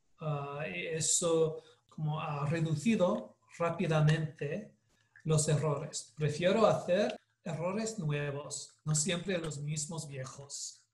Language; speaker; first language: Spanish; non-native, learner; English